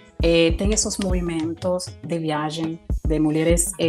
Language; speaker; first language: Portuguese; non-native, fluent; Spanish